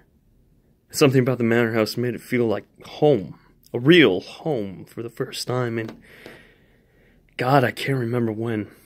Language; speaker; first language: English; native; English